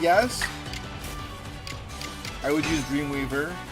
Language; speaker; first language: English; native; English